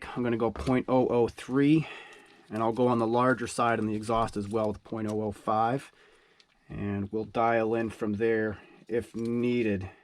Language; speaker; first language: English; native; English